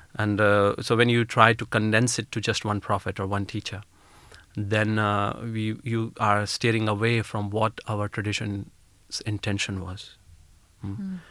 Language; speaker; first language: English; non-native, local second language; Hindi